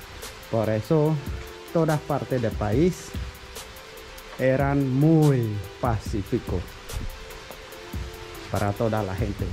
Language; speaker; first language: Spanish; non-native, learner; Khmer